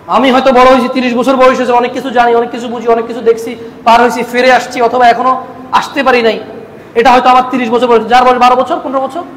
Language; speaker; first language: Bangla; native; Bangla